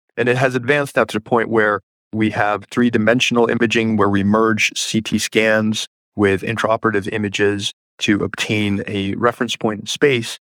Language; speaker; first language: English; early bilingual, other home language; Persian